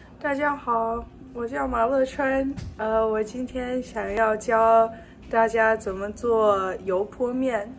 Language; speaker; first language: Chinese; early bilingual, heritage; Chinese